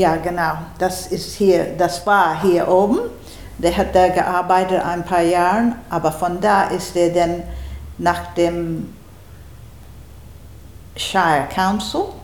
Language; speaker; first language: German; early bilingual, heritage; German